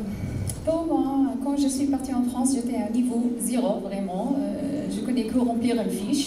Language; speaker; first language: French; non-native, fluent; Arabic